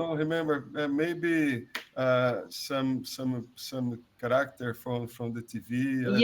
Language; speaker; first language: English; non-native, learner; Portuguese